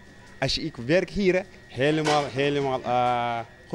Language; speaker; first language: Dutch; non-native, learner; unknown